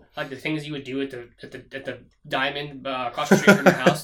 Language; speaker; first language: English; native; English